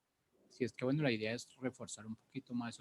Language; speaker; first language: Spanish; native; Spanish